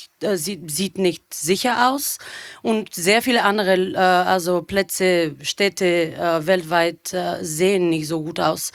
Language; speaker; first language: German; non-native, fluent; Bulgarian